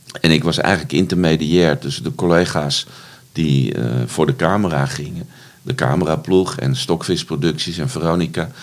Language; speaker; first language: Dutch; native; Dutch